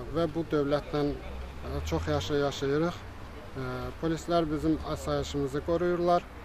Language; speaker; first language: Azerbaijani; non-native, local second language; Avaric